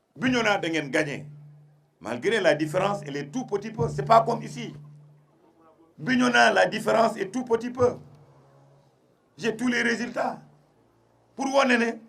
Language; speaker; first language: Wolof; non-native, local second language; Fula